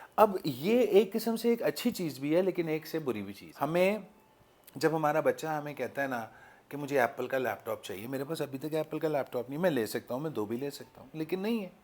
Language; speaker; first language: Urdu; native; Urdu